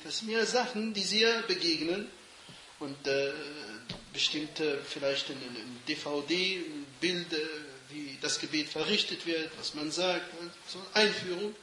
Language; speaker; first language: German; non-native, fluent; Arabic